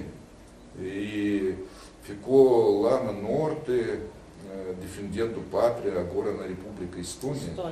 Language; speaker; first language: Portuguese; non-native, learner; Russian